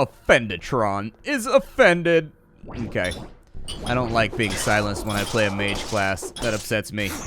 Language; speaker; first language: English; native; English